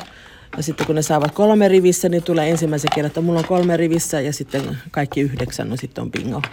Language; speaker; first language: Finnish; early bilingual, heritage; Finnish